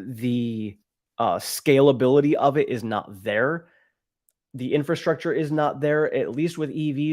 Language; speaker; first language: English; native; English